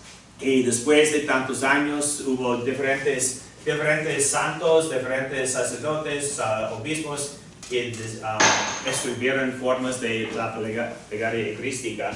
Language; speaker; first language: Spanish; non-native, fluent; English